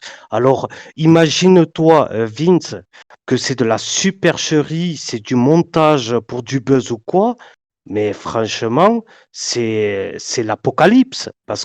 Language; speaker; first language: French; native; French